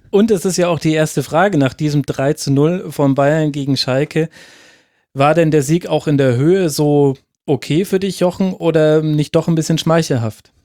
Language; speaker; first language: German; native; German